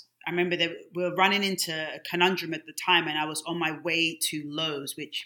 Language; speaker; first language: English; native; English